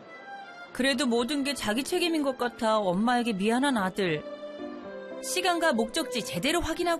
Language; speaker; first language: Korean; native; Korean